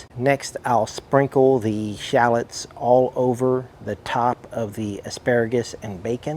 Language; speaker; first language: English; native; English